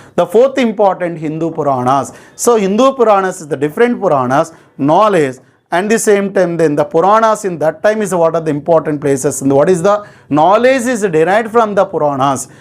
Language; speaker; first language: English; non-native, local second language; Telugu